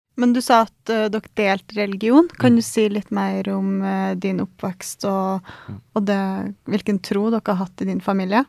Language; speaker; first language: Norwegian; early bilingual, other home language; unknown